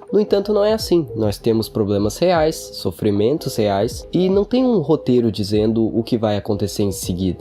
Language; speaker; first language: Portuguese; native; Portuguese